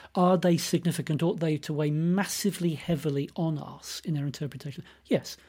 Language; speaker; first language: English; native; English